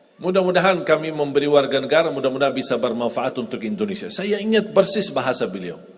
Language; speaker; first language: Indonesian; non-native, fluent; Arabic